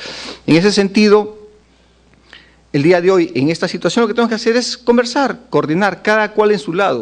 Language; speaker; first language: Spanish; native; Spanish